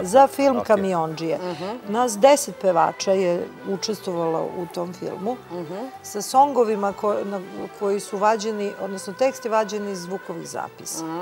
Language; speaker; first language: Serbian; native; Serbian